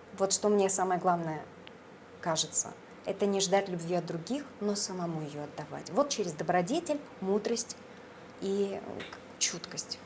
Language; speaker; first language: Russian; native; Russian